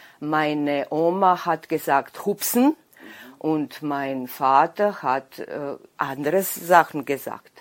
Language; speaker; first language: German; non-native, local second language; Serbian